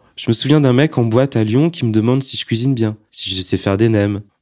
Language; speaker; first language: French; native; French